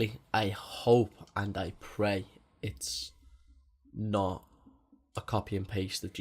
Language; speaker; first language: English; native; English